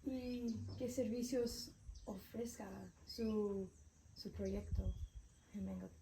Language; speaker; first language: Spanish; non-native, fluent; English